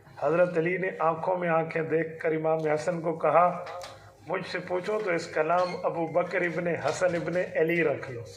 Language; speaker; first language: Urdu; non-native, local second language; Saraiki